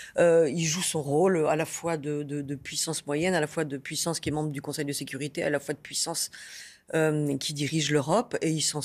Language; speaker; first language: French; native; French